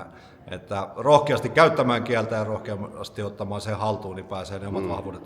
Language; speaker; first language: Finnish; native; Finnish